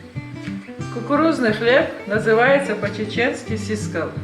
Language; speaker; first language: Russian; non-native, local second language; Chechen